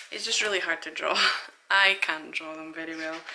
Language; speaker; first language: English; native; English